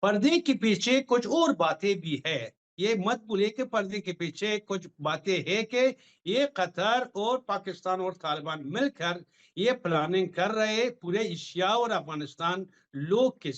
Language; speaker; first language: Hindi; non-native, fluent; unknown